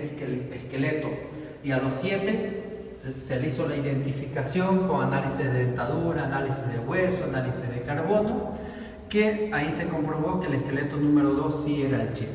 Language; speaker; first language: Spanish; native; Spanish